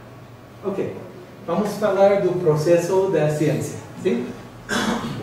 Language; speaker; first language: Portuguese; non-native, fluent; English